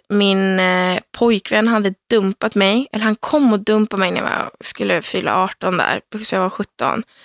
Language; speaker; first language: Swedish; native; Swedish